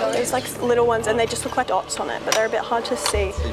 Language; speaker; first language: English; native; English